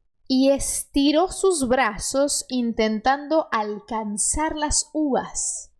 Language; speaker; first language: Spanish; non-native, fluent; Portuguese